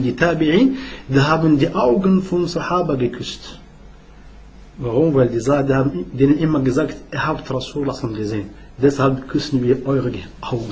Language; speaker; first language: German; non-native, learner; Arabic